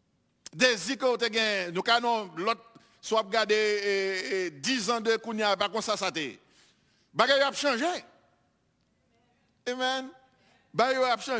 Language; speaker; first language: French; non-native, local second language; Haitian Creole